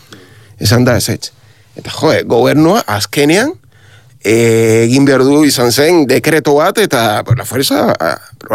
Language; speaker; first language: Basque; non-native, learner; Spanish